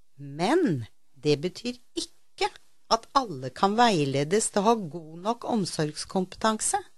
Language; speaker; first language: Norwegian; native; Norwegian